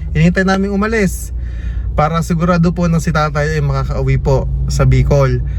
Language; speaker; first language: Filipino; native; Filipino